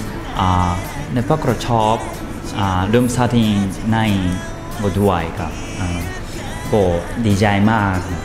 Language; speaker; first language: Thai; non-native, learner; Japanese